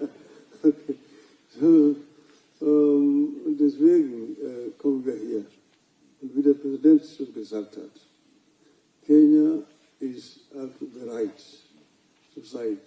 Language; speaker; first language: German; non-native, learner; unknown